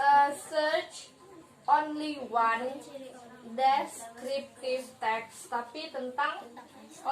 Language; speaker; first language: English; non-native, learner; Indonesian